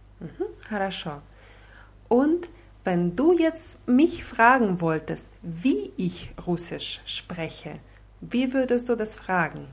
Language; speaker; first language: German; non-native, fluent; Russian